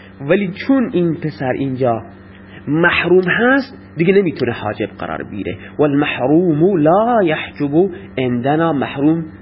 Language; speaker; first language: Persian; non-native, local second language; Baluchi